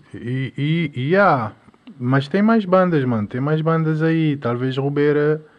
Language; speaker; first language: Portuguese; non-native, local second language; Kabuverdianu